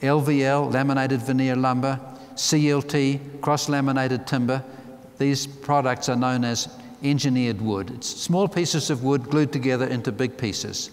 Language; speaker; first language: English; native; English